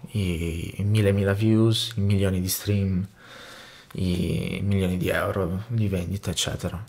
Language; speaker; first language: Italian; non-native, fluent; Portuguese